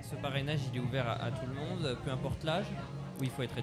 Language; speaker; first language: French; native; French